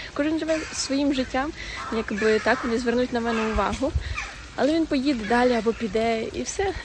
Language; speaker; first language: Ukrainian; non-native, local second language; Russian